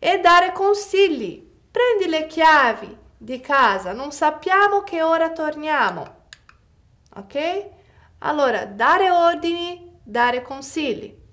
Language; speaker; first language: Italian; non-native, fluent; Portuguese